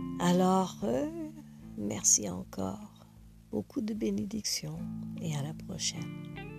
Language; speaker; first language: French; non-native, fluent; English